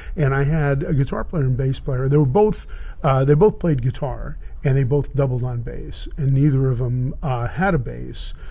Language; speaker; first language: English; native; English